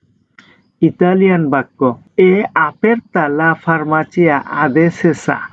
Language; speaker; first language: Italian; non-native, fluent; Bangla